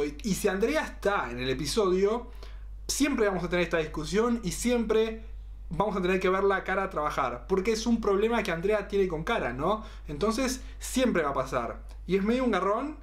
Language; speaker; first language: Spanish; native; Spanish